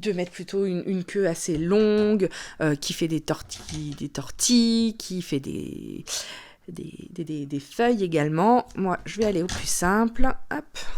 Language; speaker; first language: French; native; French